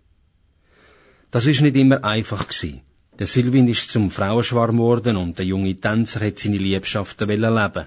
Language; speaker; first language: German; native; German